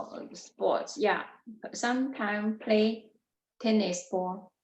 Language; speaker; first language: English; non-native, learner; Chinese